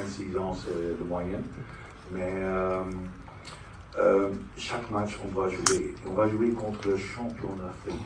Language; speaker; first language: French; non-native, fluent; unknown